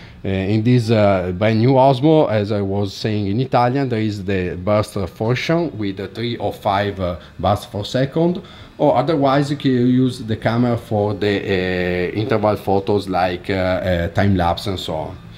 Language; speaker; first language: English; non-native, fluent; Italian